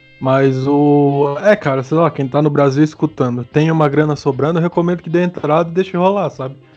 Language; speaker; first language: Portuguese; native; Portuguese